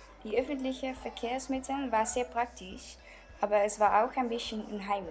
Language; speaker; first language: German; non-native, learner; Dutch